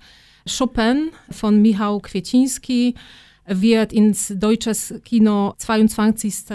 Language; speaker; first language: German; non-native, fluent; Polish